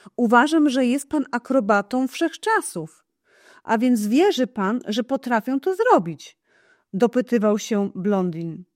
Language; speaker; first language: Polish; non-native, fluent; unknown